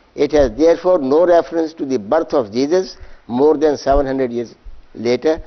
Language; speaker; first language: English; non-native, local second language; Urdu